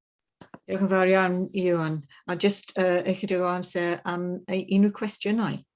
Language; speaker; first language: Welsh; non-native, learner; English